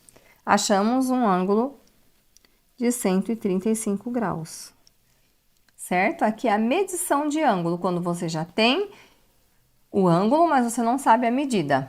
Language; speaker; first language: Portuguese; native; Portuguese